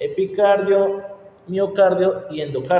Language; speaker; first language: Spanish; native; Spanish